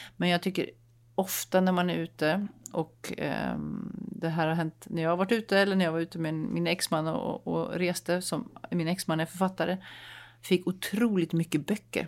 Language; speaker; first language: Swedish; native; Swedish